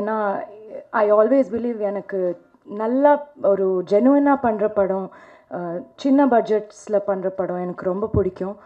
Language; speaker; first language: Tamil; non-native, fluent; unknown